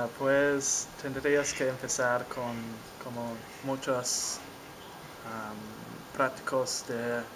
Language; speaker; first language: Spanish; non-native, learner; English